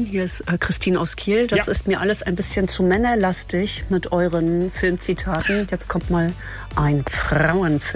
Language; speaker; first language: German; native; German